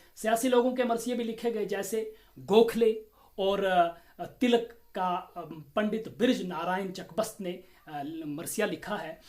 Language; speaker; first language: Urdu; non-native, local second language; Kashmiri